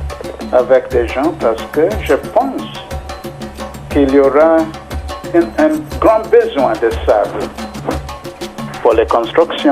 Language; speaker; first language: French; non-native, fluent; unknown